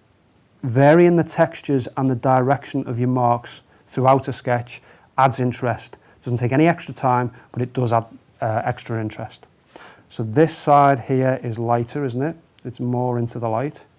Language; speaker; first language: English; native; English